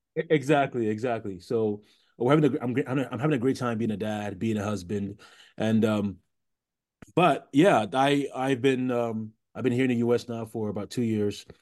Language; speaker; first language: English; early bilingual, other home language; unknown